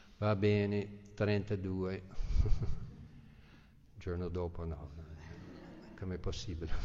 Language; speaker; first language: Italian; non-native, fluent; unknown